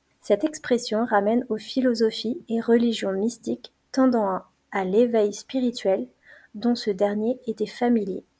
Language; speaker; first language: French; native; French